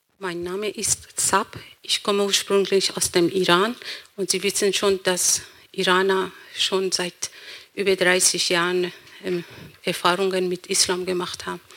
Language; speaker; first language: German; non-native, fluent; Persian